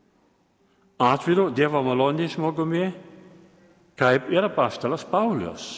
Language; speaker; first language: Lithuanian; native; Lithuanian